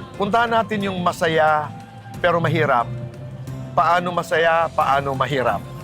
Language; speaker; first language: Filipino; non-native, local second language; Waray